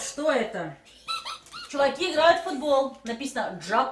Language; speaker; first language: Russian; native; Russian